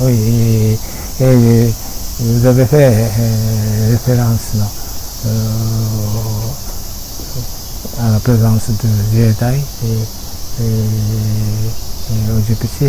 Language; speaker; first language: French; non-native, fluent; Japanese